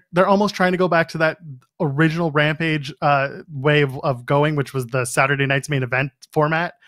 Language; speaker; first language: English; native; English